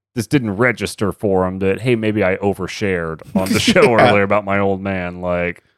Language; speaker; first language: English; native; English